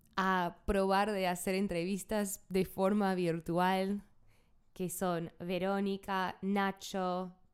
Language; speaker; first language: Spanish; non-native, fluent; English